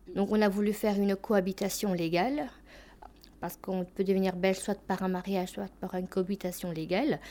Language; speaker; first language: French; early bilingual, other home language; Albanian